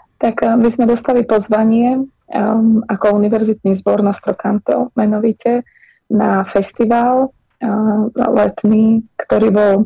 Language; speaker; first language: Slovak; native; Slovak